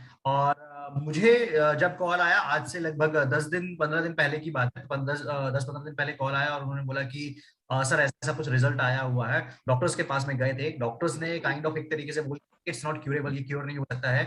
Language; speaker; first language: Hindi; native; Hindi